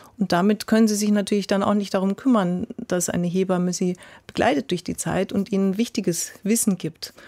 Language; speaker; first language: German; native; German